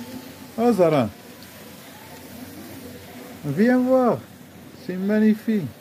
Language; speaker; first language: French; non-native, fluent; Arabic